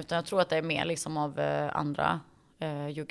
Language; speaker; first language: Swedish; early bilingual, other home language; Bosnian